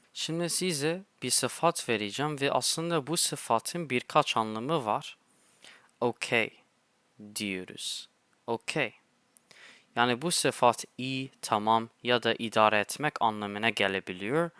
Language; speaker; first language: Turkish; non-native, fluent; English